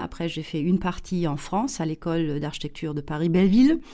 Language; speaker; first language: French; non-native, fluent; German